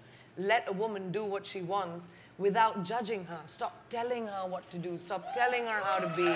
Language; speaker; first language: English; non-native, local second language; Hindi